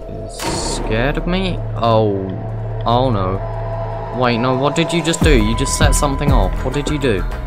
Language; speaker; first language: English; native; English